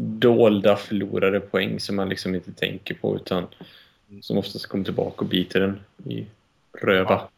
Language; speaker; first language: Swedish; native; Swedish